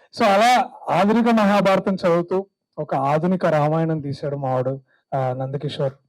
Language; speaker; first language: Telugu; native; Telugu